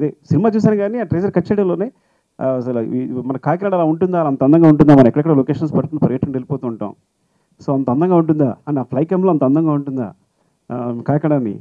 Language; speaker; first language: Telugu; native; Telugu